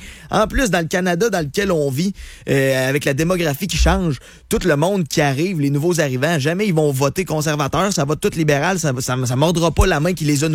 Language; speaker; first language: French; native; French